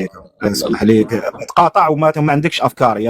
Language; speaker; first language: Arabic; native; Arabic